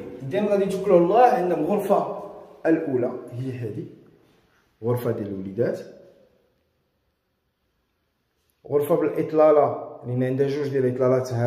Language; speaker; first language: Arabic; native; Arabic